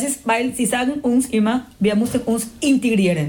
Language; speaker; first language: German; non-native, fluent; Spanish